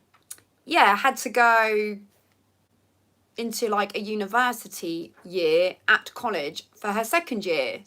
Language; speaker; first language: English; native; English